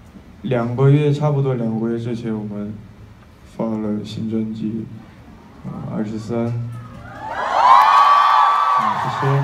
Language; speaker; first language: Chinese; non-native, fluent; Korean